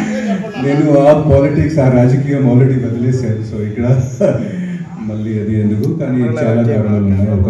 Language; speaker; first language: Telugu; non-native, fluent; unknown